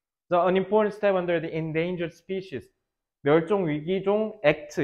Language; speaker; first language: English; non-native, fluent; Korean